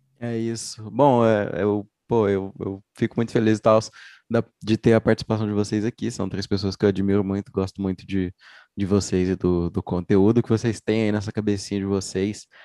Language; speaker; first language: Portuguese; native; Portuguese